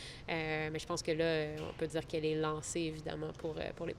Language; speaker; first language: French; native; French